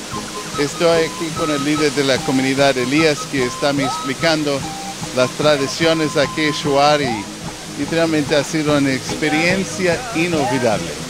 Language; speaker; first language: Spanish; non-native, fluent; English